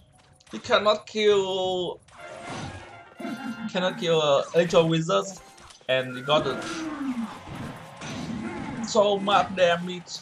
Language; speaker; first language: English; non-native, learner; Vietnamese